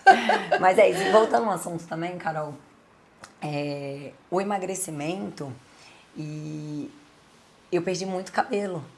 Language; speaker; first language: Portuguese; native; Portuguese